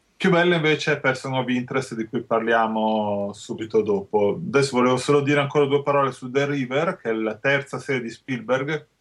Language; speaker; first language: Italian; native; Italian